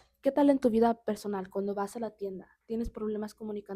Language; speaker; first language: Spanish; early bilingual, heritage; Spanish